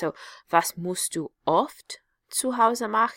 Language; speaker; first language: German; non-native, fluent; English